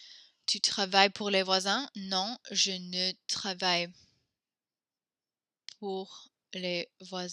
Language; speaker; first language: French; non-native, fluent; English